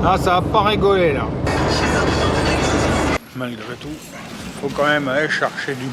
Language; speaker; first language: French; native; French